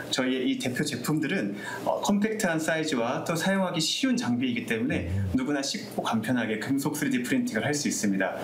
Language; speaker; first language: Korean; native; Korean